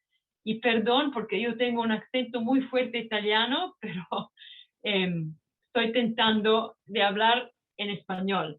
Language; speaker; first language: Spanish; non-native, fluent; Italian